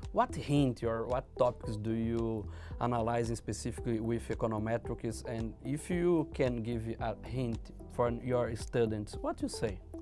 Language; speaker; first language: English; non-native, learner; Portuguese